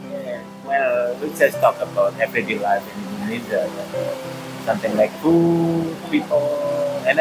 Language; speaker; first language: English; non-native, learner; Indonesian